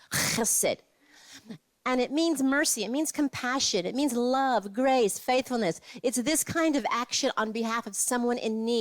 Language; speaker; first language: English; native; English